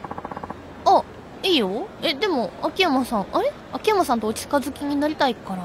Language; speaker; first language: Japanese; native; Japanese